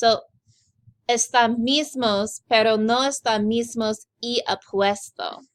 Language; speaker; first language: Spanish; non-native, learner; English